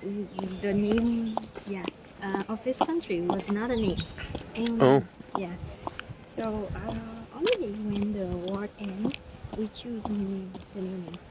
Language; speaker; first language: English; non-native, fluent; Vietnamese